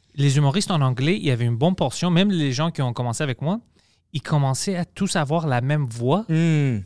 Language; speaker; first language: French; non-native, local second language; English